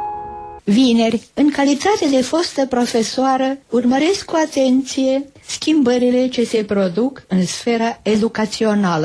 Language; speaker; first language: Romanian; native; Romanian